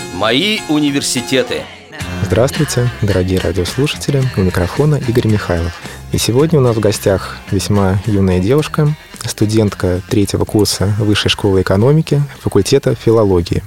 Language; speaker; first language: Russian; native; Russian